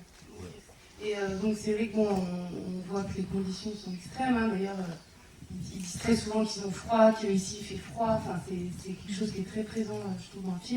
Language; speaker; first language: French; native; French